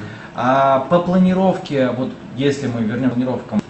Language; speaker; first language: Russian; native; Russian